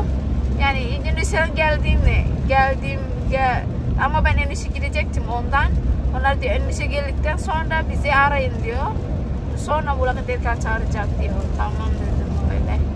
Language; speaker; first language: Turkish; non-native, learner; Indonesian